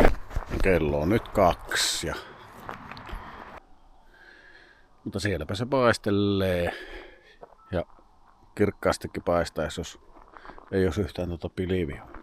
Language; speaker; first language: Finnish; native; Finnish